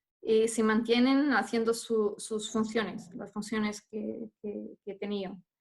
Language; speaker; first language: Spanish; non-native, fluent; Portuguese